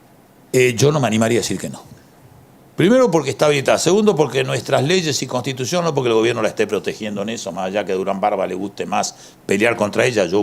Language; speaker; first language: Spanish; native; Spanish